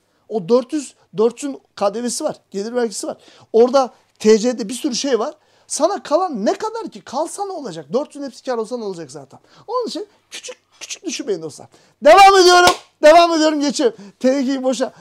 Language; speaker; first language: Turkish; native; Turkish